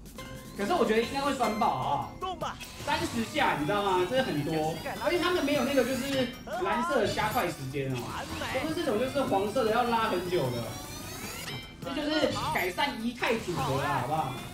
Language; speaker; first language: Chinese; native; Chinese